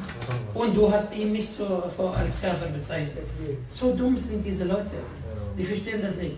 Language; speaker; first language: German; non-native, fluent; Arabic